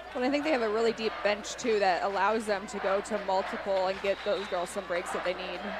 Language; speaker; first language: English; native; English